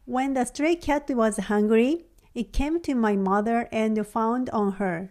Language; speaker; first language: English; non-native, fluent; Japanese